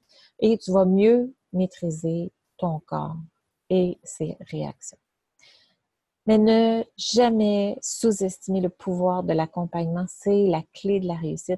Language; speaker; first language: French; native; French